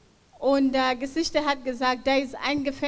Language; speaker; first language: German; non-native, fluent; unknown